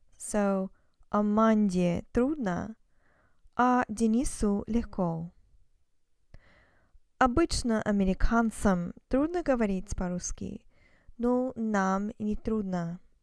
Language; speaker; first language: Russian; non-native, fluent; English